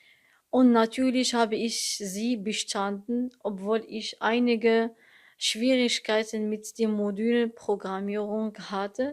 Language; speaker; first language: German; non-native, learner; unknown